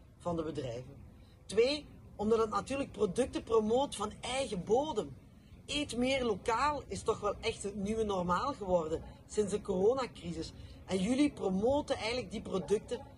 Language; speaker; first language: Dutch; native; Dutch